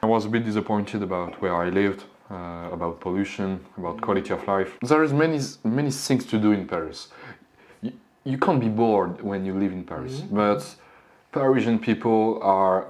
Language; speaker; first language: English; non-native, learner; French